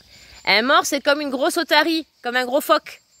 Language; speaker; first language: French; native; French